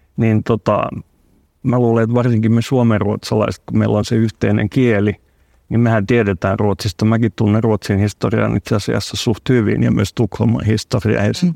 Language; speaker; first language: Finnish; non-native, local second language; Swedish